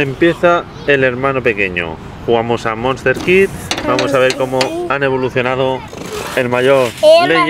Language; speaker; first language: Spanish; native; Spanish